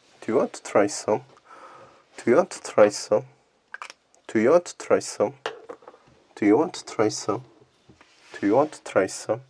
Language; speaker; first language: English; non-native, learner; Korean